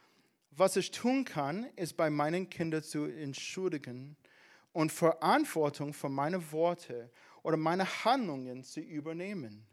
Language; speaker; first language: German; non-native, fluent; English